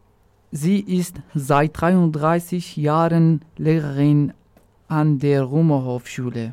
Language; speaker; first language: German; non-native, local second language; Arabic